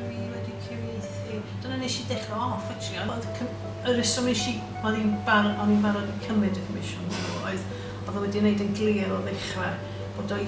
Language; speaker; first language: Welsh; non-native, local second language; English